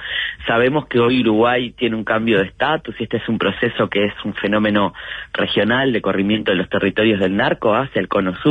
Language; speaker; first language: Spanish; native; Spanish